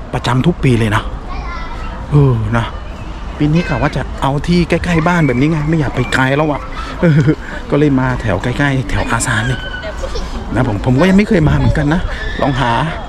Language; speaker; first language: Thai; native; Thai